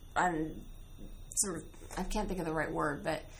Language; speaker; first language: English; native; English